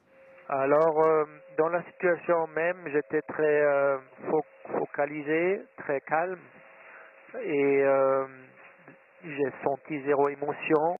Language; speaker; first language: French; non-native, fluent; German